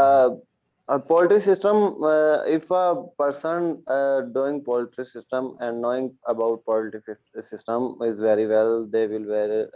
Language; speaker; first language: English; non-native, learner; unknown